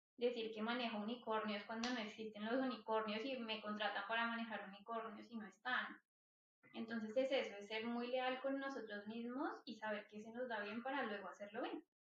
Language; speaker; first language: Spanish; native; Spanish